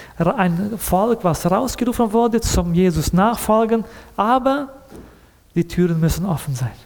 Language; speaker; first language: German; early bilingual, heritage; German